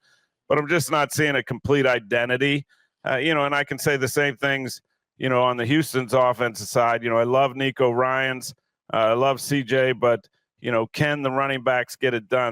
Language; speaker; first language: English; native; English